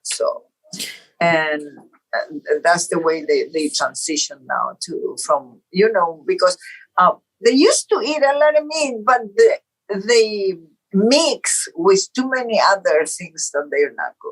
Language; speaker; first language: English; non-native, fluent; Portuguese